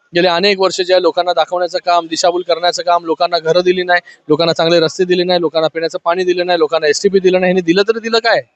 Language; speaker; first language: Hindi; non-native, local second language; Marathi